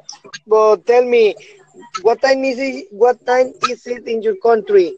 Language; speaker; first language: English; non-native, learner; Spanish